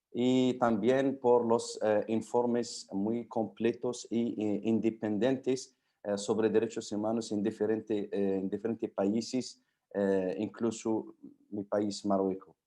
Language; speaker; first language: Spanish; non-native, fluent; Arabic